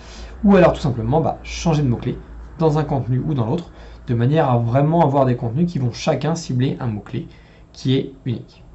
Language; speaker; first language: French; native; French